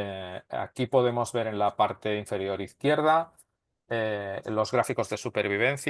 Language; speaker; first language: Spanish; native; Spanish